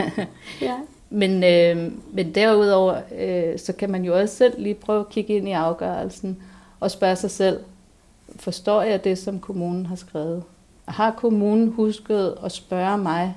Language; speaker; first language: Danish; native; Danish